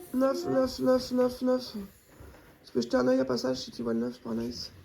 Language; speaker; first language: French; native; French